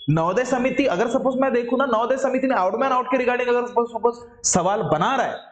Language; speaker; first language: Hindi; non-native, local second language; Marathi